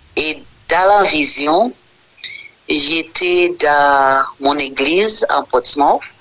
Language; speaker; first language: French; non-native, fluent; English